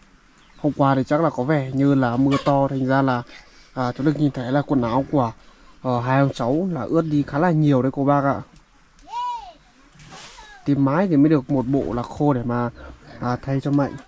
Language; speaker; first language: Vietnamese; native; Vietnamese